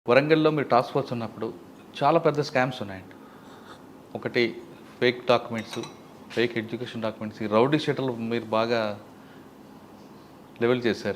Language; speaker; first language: Telugu; native; Telugu